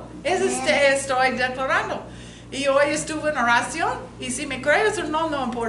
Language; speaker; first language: Spanish; non-native, learner; English